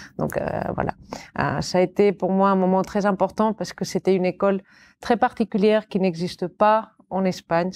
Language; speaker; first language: French; non-native, fluent; Catalan